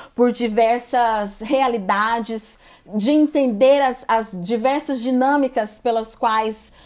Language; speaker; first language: Portuguese; native; Portuguese